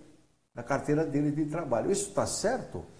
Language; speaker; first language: Portuguese; native; Portuguese